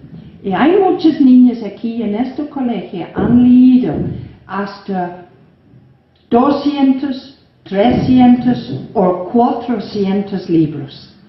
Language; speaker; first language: Spanish; non-native, fluent; English